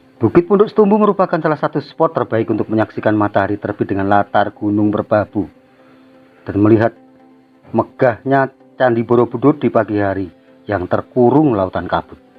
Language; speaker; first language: Indonesian; native; Indonesian